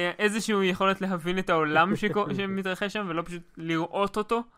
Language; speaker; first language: Hebrew; native; Hebrew